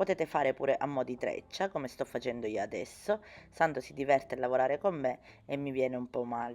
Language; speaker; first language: Italian; native; Italian